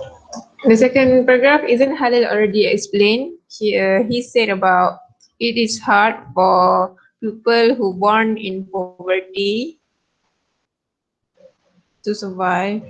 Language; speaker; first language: English; non-native, local second language; Malay